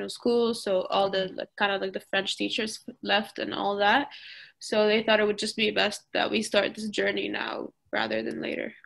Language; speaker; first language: English; early bilingual, other home language; Arabic